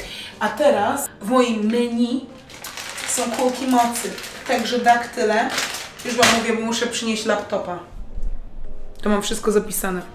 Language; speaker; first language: Polish; native; Polish